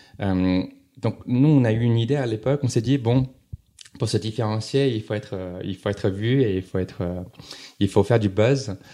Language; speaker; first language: French; non-native, fluent; Chinese